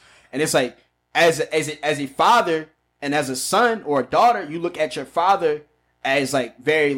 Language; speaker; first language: English; native; English